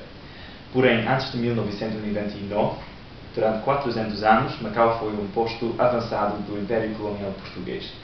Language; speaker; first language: Portuguese; non-native, learner; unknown